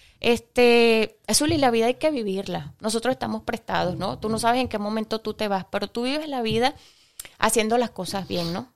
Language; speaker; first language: Spanish; native; Spanish